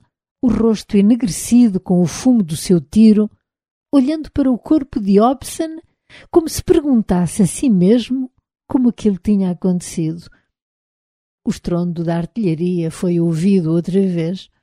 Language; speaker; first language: Portuguese; native; Portuguese